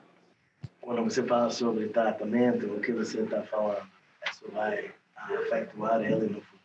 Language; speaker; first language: Portuguese; non-native, learner; English